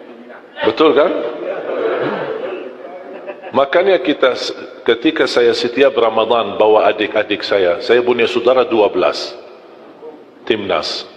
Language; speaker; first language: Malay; non-native, fluent; Arabic